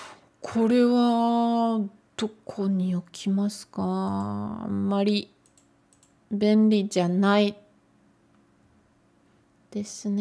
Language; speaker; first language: Japanese; non-native, fluent; French